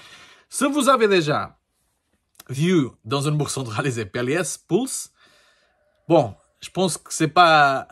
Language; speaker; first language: French; non-native, learner; Portuguese